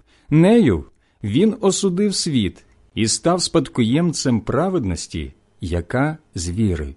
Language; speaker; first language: Ukrainian; native; Ukrainian